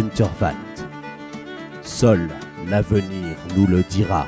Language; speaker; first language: French; native; French